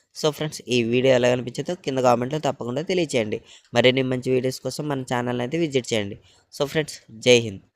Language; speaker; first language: Telugu; native; Telugu